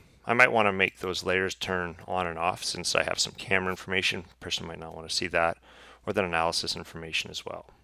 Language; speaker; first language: English; native; English